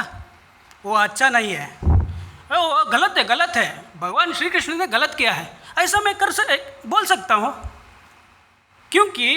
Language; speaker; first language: Hindi; non-native, local second language; Kannada